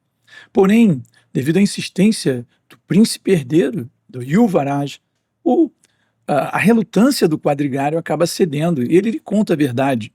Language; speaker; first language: Portuguese; native; Portuguese